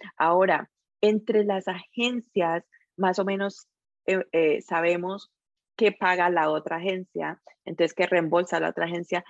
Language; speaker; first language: Spanish; native; Spanish